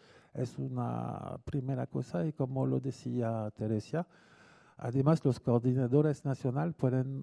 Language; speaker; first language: Spanish; non-native, fluent; French